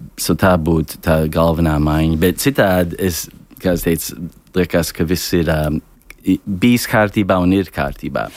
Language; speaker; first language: Latvian; early bilingual, heritage; Latvian